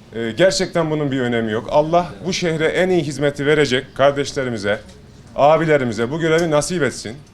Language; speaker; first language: Turkish; native; Turkish